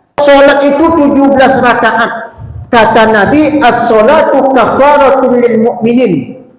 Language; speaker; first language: Malay; non-native, local second language; Minangkabau